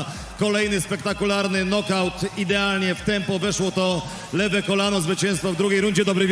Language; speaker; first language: Polish; native; Polish